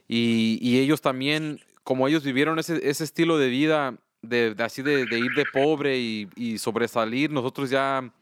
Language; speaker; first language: Spanish; early bilingual, heritage; Spanish